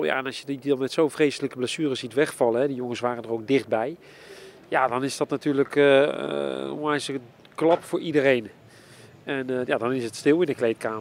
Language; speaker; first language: Dutch; native; Dutch